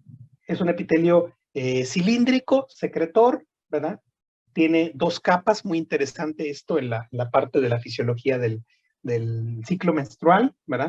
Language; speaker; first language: Spanish; native; Spanish